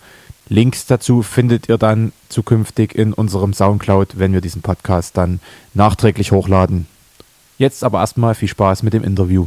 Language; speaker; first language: German; native; German